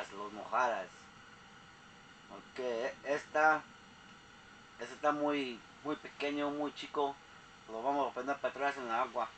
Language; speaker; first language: Spanish; early bilingual, heritage; Spanish